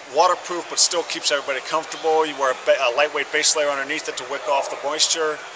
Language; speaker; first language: English; native; English